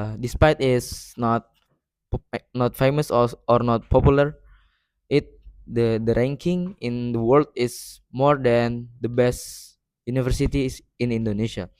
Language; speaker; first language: English; non-native, learner; Indonesian